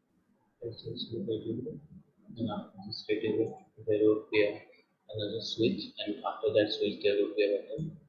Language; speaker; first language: English; non-native, fluent; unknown